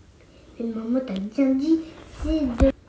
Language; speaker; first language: French; native; French